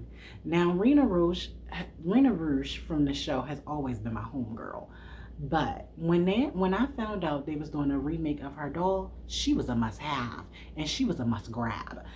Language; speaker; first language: English; native; English